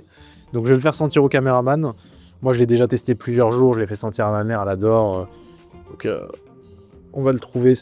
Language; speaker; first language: French; native; French